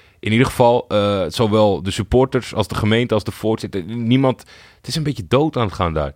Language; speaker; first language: Dutch; native; Dutch